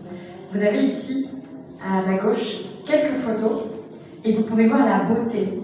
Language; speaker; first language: French; native; French